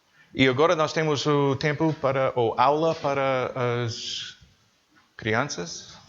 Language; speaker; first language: Portuguese; non-native, learner; English